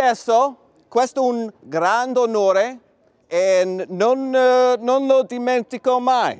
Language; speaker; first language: Italian; non-native, learner; English